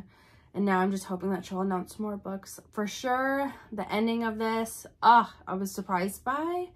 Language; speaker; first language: English; native; English